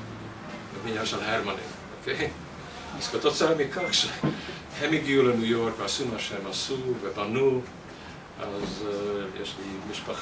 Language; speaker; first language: Hebrew; non-native, fluent; Hungarian